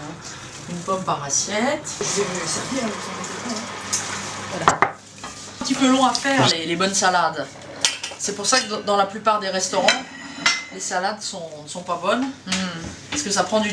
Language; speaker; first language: French; native; French